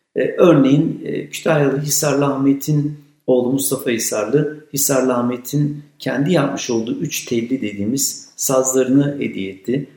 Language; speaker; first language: Turkish; native; Turkish